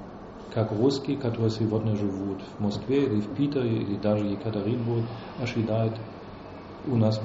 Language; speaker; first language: Russian; non-native, fluent; German